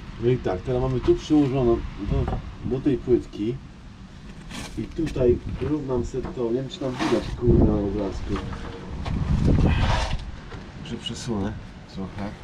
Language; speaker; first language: Polish; native; Polish